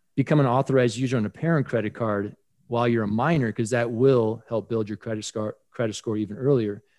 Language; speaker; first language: English; native; English